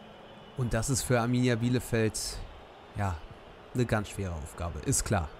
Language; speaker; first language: German; native; German